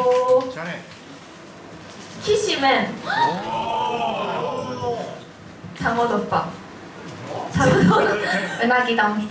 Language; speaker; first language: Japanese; non-native, learner; Korean